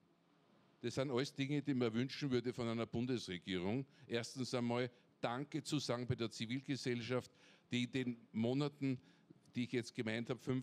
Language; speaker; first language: German; native; German